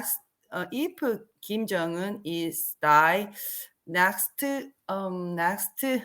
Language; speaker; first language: English; non-native, learner; Korean